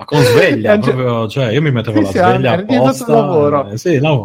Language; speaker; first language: Italian; native; Italian